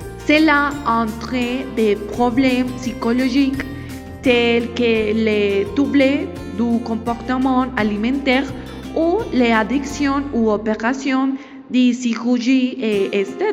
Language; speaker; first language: French; non-native, learner; Spanish